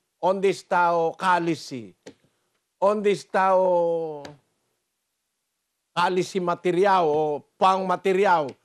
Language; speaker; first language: Portuguese; non-native, fluent; Filipino